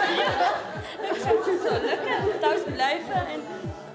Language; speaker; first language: Dutch; non-native, learner; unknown